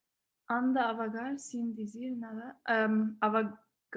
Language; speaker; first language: Spanish; non-native, learner; English